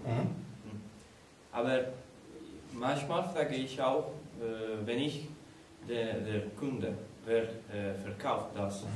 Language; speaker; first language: German; non-native, learner; Italian